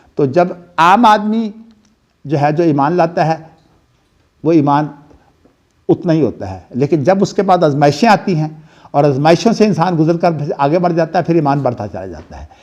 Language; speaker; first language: Urdu; non-native, local second language; Punjabi